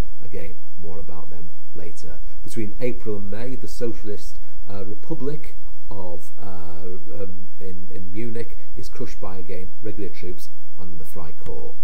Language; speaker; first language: English; native; English